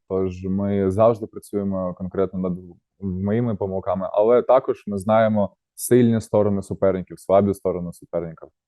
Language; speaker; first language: Ukrainian; native; Ukrainian